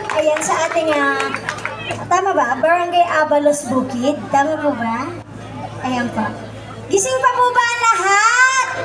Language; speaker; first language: Filipino; native; Filipino